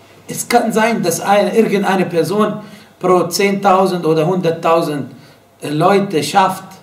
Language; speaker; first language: German; non-native, fluent; Arabic